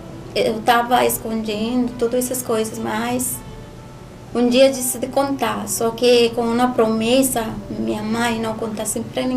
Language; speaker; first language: Portuguese; non-native, learner; Spanish